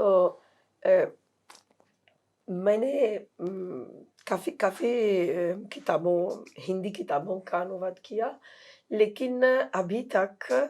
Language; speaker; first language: Hindi; non-native, fluent; Italian